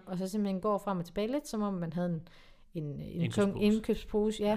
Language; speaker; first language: Danish; native; Danish